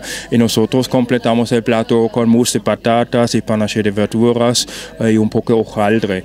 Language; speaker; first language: Spanish; non-native, fluent; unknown